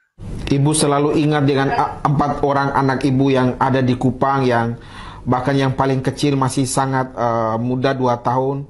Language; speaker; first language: Indonesian; native; Indonesian